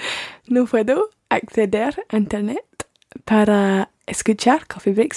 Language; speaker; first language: Spanish; non-native, learner; English